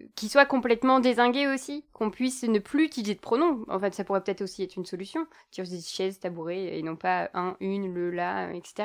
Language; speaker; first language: French; native; French